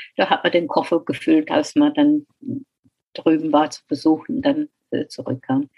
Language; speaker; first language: German; non-native, fluent; English